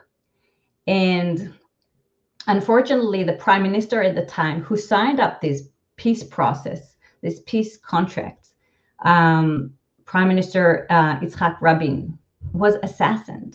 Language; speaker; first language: English; non-native, fluent; Hebrew